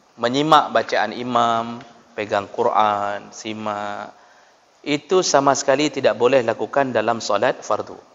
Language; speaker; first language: Malay; non-native, local second language; Achinese